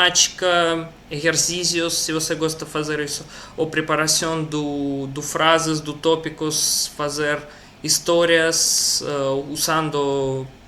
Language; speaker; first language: Portuguese; non-native, learner; Russian